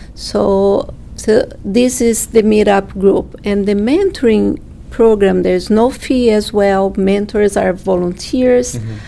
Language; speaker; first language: English; non-native, fluent; Portuguese